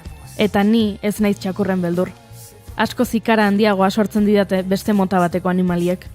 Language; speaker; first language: Basque; native; Basque